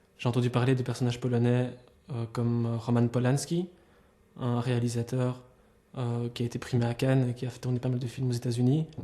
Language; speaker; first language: French; native; French